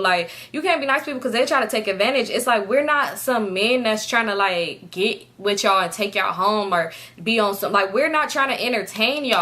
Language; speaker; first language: English; native; English